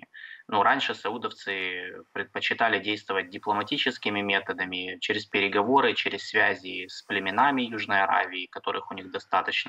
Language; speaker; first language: Russian; native; Russian